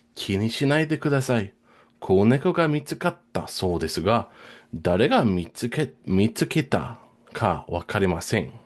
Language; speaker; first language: Japanese; non-native, fluent; English